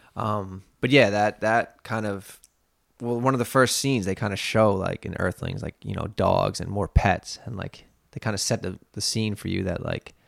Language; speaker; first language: English; native; English